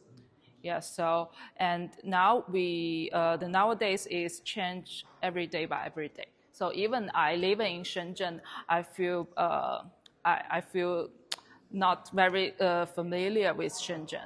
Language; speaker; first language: English; non-native, learner; Chinese